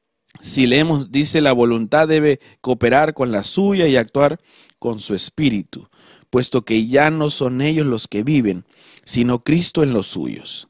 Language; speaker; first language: Spanish; native; Spanish